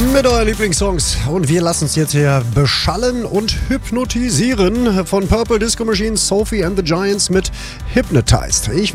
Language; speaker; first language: German; native; German